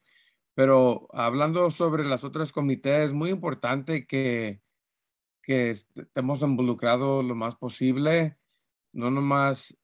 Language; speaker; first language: Spanish; early bilingual, heritage; Spanish